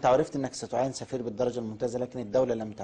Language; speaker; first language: Arabic; native; Arabic